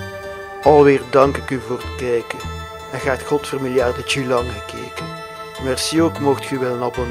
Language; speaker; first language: Dutch; native; Dutch